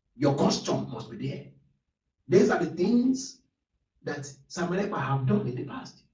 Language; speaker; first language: English; non-native, local second language; Yoruba